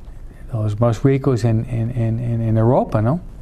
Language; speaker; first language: Spanish; non-native, fluent; English